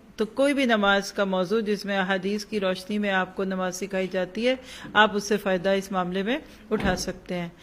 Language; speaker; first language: Urdu; native; Urdu